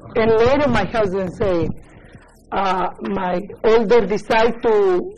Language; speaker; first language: English; non-native, learner; Spanish